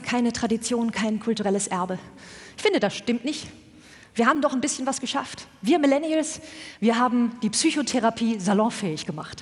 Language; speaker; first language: German; native; German